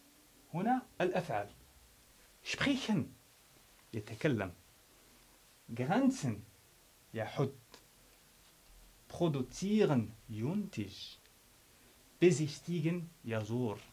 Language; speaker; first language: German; non-native, fluent; Arabic